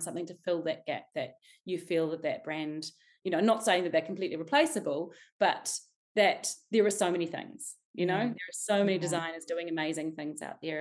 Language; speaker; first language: English; native; English